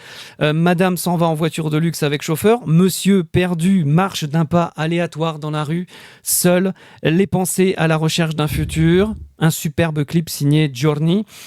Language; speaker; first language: French; native; French